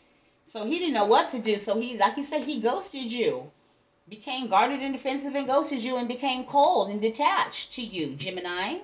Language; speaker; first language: English; native; English